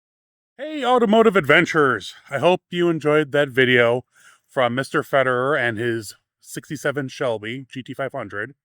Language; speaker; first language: English; native; English